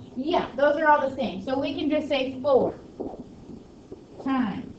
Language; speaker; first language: English; native; English